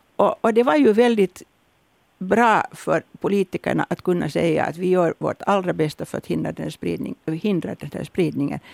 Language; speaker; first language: Swedish; native; Swedish